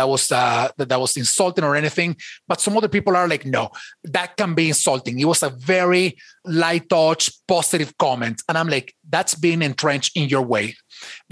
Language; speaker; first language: English; non-native, fluent; Spanish